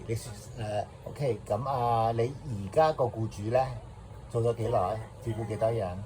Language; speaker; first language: Chinese; native; Chinese